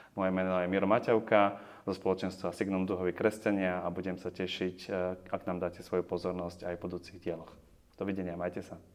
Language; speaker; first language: Slovak; native; Slovak